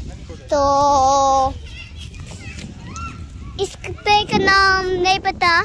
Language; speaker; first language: Hindi; non-native, learner; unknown